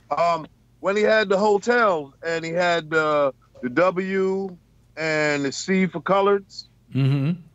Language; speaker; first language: English; native; English